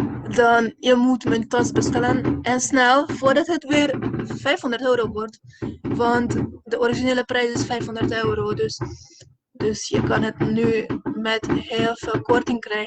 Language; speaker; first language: Dutch; non-native, fluent; Hungarian